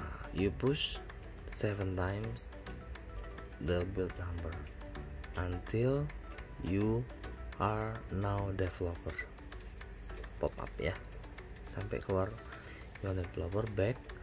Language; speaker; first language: English; non-native, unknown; Indonesian